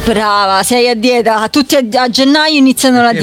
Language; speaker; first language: Italian; native; Italian